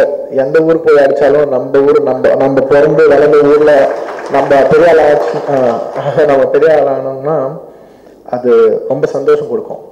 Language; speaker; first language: Tamil; non-native, local second language; Telugu